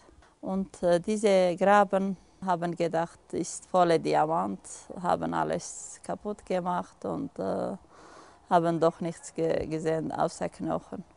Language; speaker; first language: German; non-native, fluent; Aramaic